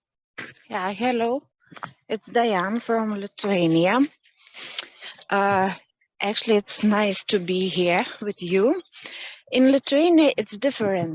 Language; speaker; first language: English; non-native, learner; Lithuanian